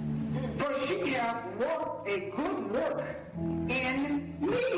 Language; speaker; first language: English; native; English